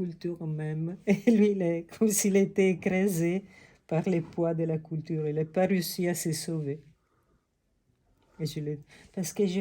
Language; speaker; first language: French; non-native, fluent; Italian